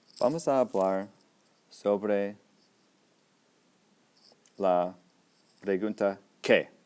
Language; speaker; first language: Spanish; non-native, fluent; English